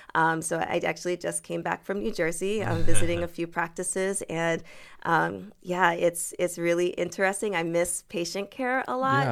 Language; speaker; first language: English; early bilingual, other home language; French